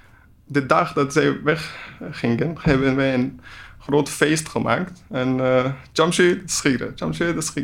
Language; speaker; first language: Dutch; non-native, learner; Persian